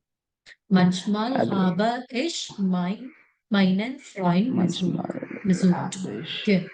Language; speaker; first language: German; non-native, fluent; Malayalam